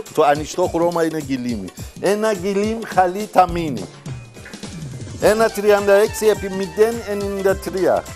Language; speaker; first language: Greek; non-native, learner; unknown